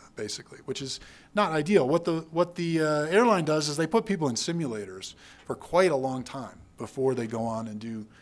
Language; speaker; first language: English; native; English